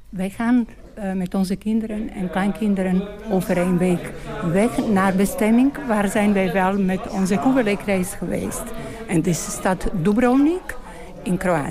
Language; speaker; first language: Dutch; non-native, learner; Bosnian